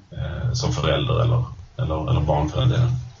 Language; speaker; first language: Swedish; native; Swedish